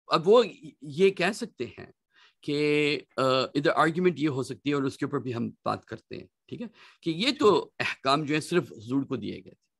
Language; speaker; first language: Urdu; native; Urdu